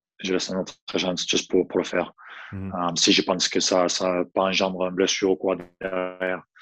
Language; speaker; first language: French; non-native, fluent; English